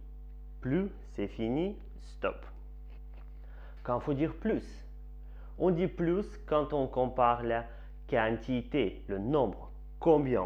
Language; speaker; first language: French; non-native, fluent; Russian